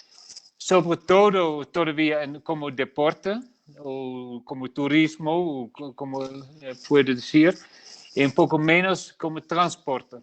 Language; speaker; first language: Spanish; non-native, learner; Dutch